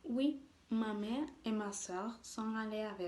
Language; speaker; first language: French; non-native, learner; Spanish